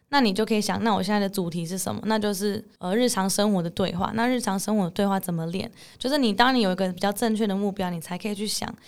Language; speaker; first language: Chinese; early bilingual, heritage; English